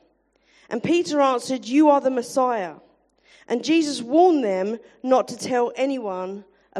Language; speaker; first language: English; native; English